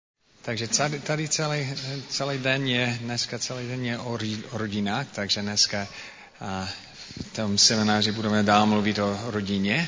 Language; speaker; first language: Czech; non-native, fluent; English